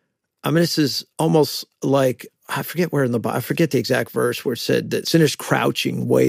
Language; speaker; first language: English; native; English